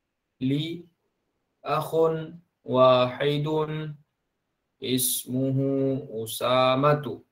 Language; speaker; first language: Arabic; non-native, fluent; Indonesian